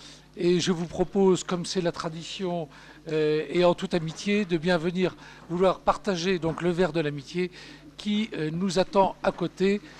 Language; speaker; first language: French; native; French